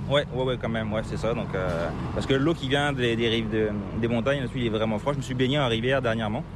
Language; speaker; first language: French; native; French